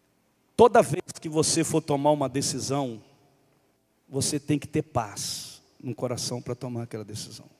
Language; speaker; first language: Portuguese; native; Portuguese